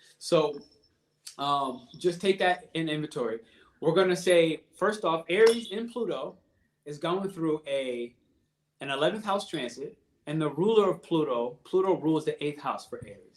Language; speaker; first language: English; native; English